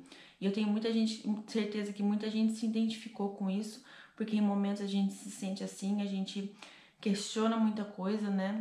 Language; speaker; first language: Portuguese; native; Portuguese